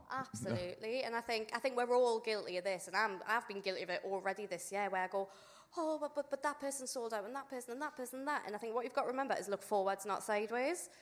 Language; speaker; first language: English; native; English